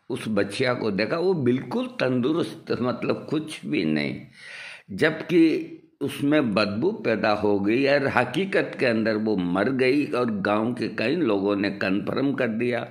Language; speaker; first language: Hindi; native; Hindi